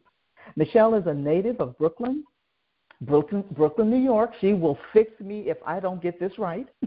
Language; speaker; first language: English; native; English